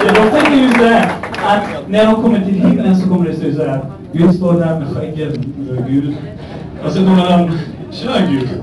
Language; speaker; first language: Swedish; early bilingual, other home language; Persian